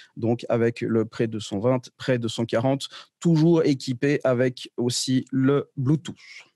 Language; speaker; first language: French; native; French